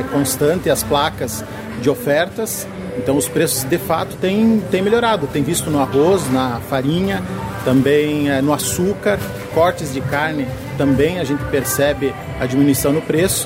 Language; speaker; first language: Portuguese; native; Portuguese